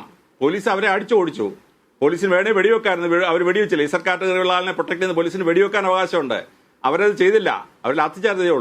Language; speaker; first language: Malayalam; native; Malayalam